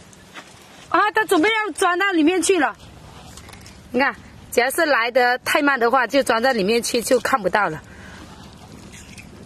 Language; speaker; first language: Chinese; native; Chinese